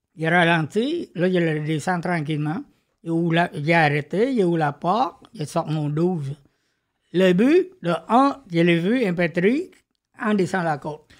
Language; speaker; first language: French; non-native, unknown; Vietnamese